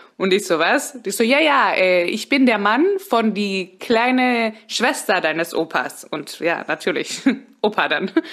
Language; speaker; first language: German; early bilingual, heritage; Spanish